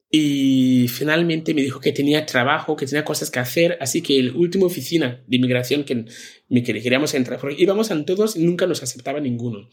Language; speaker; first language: Spanish; non-native, fluent; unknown